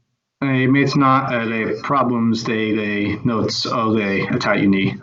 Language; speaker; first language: French; non-native, learner; English